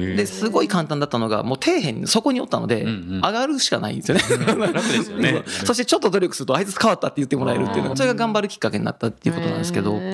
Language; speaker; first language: Japanese; native; Japanese